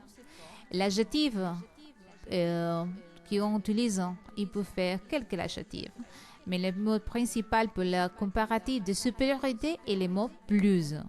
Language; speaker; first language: French; non-native, learner; Spanish